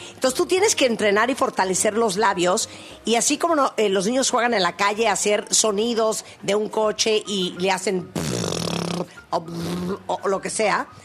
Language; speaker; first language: Spanish; native; Spanish